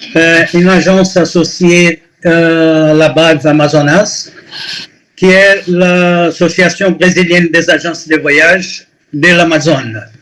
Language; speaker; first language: French; non-native, fluent; Portuguese